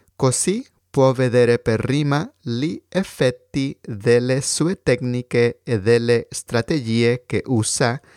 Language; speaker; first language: Italian; non-native, fluent; Spanish